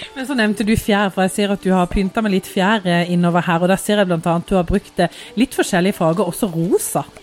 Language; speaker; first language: Norwegian; native; Norwegian